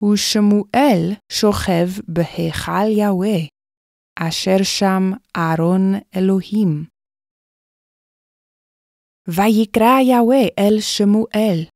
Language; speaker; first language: Hebrew; non-native, fluent; English